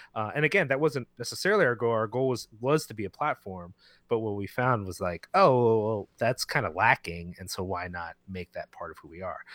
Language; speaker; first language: English; early bilingual, other home language; Spanish